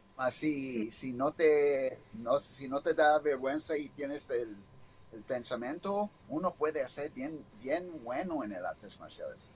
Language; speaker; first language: Spanish; early bilingual, heritage; Spanish